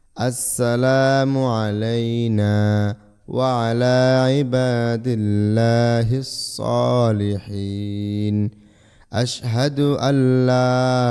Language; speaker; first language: Arabic; non-native, learner; Bangla